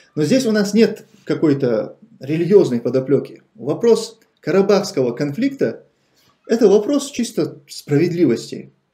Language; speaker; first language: Russian; non-native, local second language; Chechen